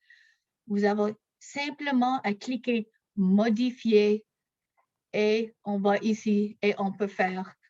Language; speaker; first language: French; non-native, local second language; English